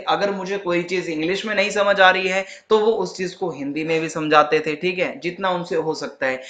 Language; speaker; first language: Hindi; native; Hindi